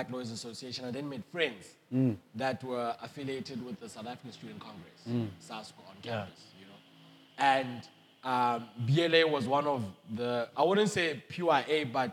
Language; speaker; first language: English; non-native, local second language; Southern Sotho